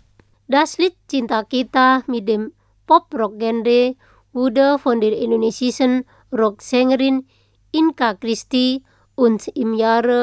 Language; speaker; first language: German; non-native, fluent; Indonesian